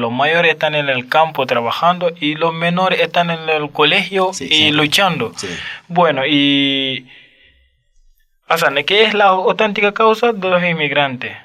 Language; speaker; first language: Spanish; non-native, learner; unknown